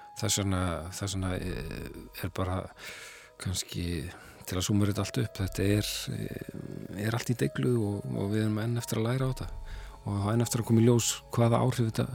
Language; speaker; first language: Icelandic; native; Icelandic